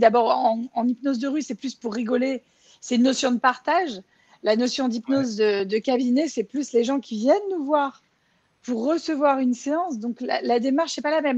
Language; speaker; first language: French; native; French